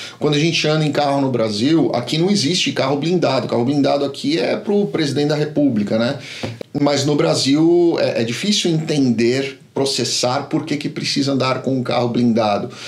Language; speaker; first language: Portuguese; native; Portuguese